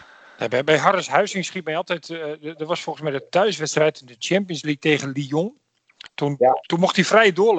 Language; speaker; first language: Dutch; native; Dutch